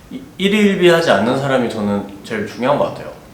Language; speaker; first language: Korean; native; Korean